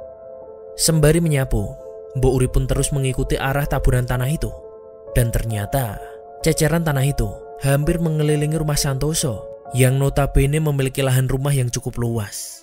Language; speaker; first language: Indonesian; native; Indonesian